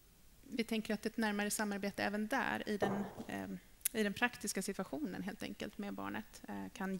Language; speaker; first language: Swedish; native; Swedish